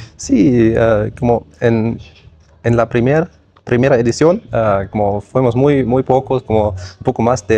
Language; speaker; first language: Spanish; non-native, fluent; German